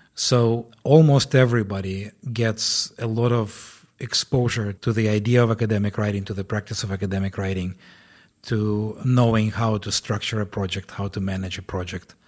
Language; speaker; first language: English; non-native, fluent; Ukrainian